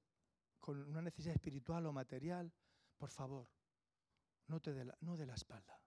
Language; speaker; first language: Spanish; native; Spanish